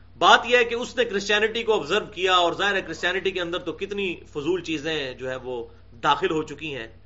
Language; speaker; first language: Urdu; non-native, local second language; Punjabi